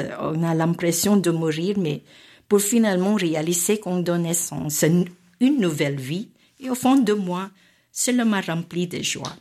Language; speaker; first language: French; non-native, fluent; Filipino